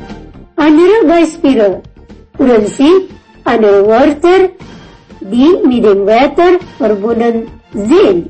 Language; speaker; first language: German; non-native, fluent; Indonesian